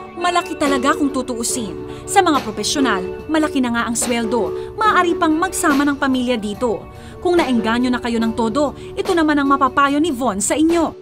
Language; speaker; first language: Filipino; native; Filipino